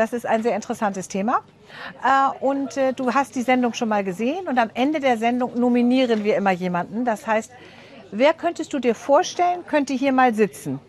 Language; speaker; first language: German; native; German